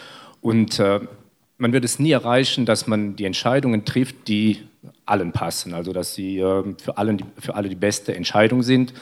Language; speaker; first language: German; native; German